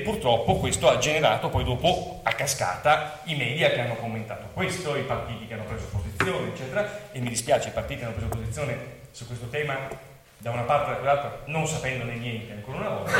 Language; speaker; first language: Italian; native; Italian